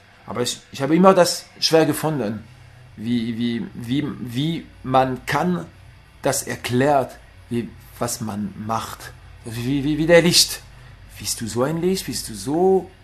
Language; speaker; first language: German; non-native, learner; French